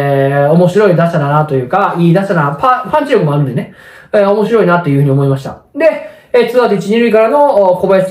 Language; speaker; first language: Japanese; native; Japanese